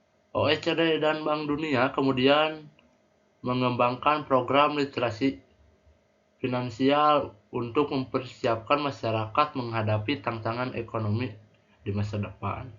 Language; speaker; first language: Indonesian; native; Indonesian